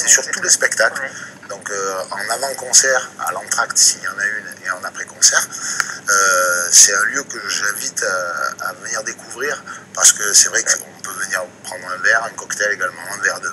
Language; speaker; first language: French; native; French